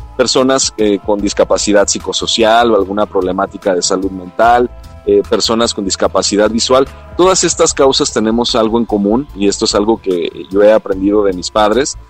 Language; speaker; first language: Spanish; non-native, local second language; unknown